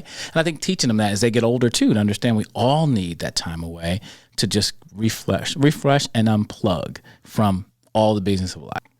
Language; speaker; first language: English; native; English